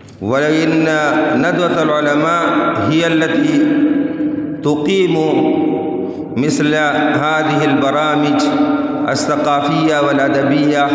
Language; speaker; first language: Arabic; non-native, fluent; Urdu